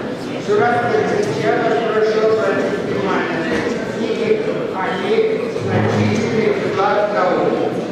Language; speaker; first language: Russian; native; Russian